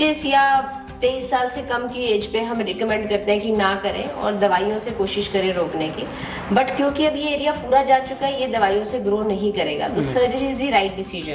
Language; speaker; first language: Hindi; native; Hindi